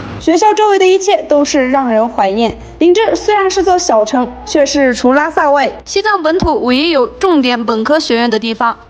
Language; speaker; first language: Chinese; non-native, local second language; Tibetan